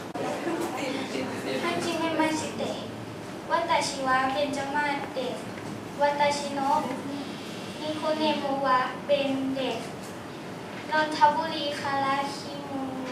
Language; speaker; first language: Japanese; non-native, learner; Thai